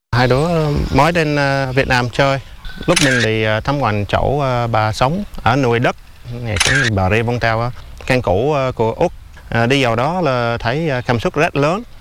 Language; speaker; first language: Vietnamese; non-native, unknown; English